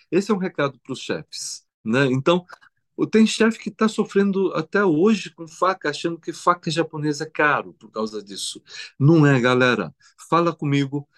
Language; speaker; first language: Portuguese; early bilingual, other home language; Korean